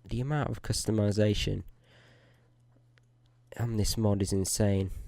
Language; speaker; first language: English; native; English